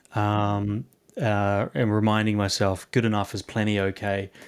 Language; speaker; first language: English; native; English